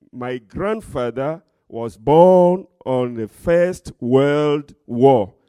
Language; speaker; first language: English; non-native, fluent; Ewe